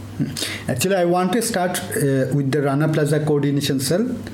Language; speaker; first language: English; non-native, local second language; Bangla